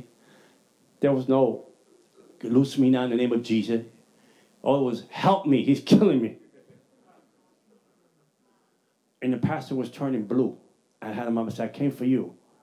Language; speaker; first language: English; native; English